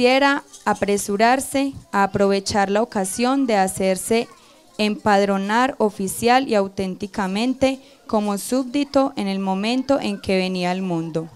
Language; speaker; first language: Spanish; native; Spanish